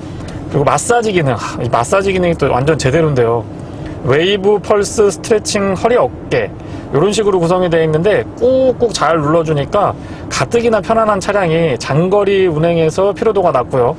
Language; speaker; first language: Korean; native; Korean